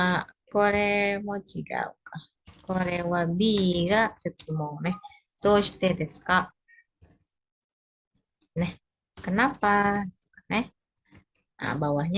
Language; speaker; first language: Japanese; non-native, fluent; Indonesian